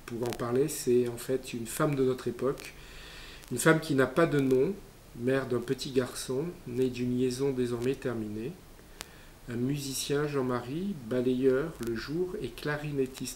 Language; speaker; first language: French; native; French